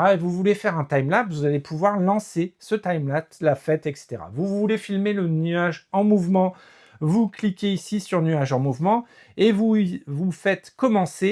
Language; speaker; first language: French; native; French